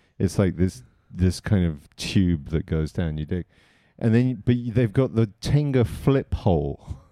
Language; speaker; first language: English; native; English